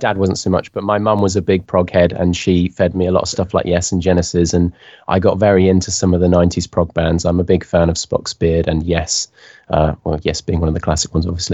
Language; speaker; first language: English; native; English